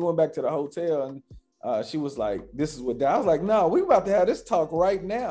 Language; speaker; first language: English; native; English